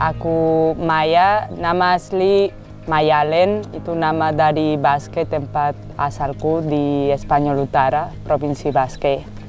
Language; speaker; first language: Indonesian; non-native, fluent; Basque